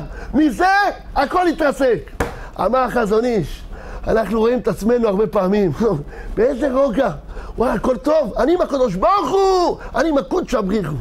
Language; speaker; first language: Hebrew; native; Hebrew